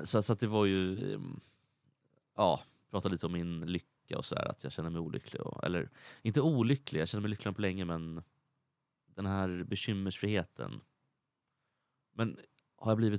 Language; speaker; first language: Swedish; native; Swedish